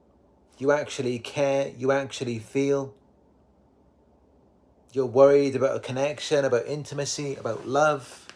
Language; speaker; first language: English; native; English